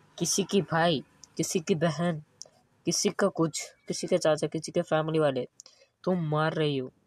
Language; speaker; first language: Hindi; native; Hindi